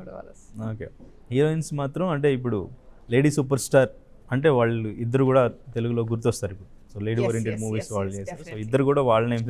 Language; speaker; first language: Telugu; native; Telugu